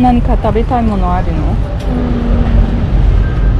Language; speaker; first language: Japanese; non-native, fluent; English